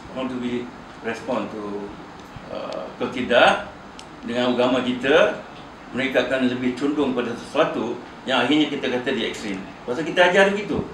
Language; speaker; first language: Malay; native; Malay